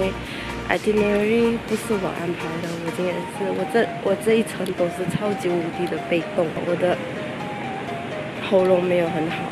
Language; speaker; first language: Chinese; early bilingual, heritage; Cantonese